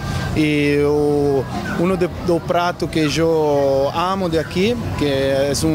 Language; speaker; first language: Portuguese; non-native, learner; Italian